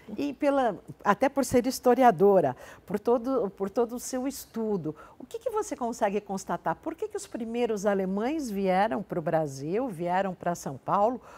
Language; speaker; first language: Portuguese; native; Portuguese